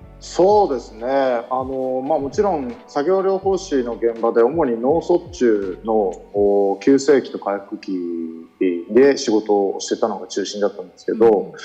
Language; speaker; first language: Japanese; native; Japanese